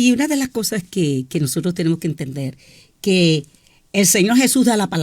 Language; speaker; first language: Spanish; native; Spanish